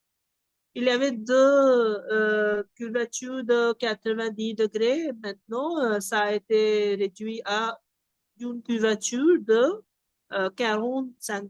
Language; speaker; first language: French; non-native, fluent; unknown